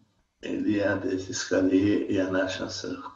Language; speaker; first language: French; non-native, fluent; Portuguese